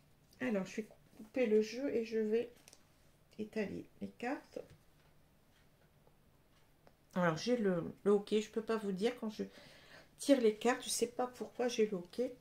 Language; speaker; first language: French; native; French